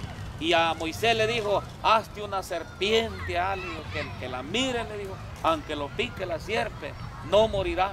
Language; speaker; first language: Spanish; native; Spanish